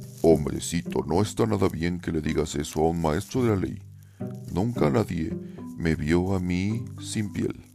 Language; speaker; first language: Spanish; native; Spanish